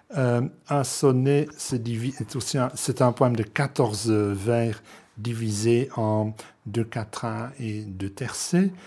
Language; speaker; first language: French; non-native, local second language; Dutch